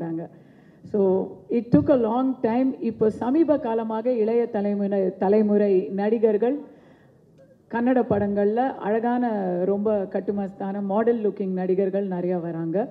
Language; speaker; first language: Tamil; native; Tamil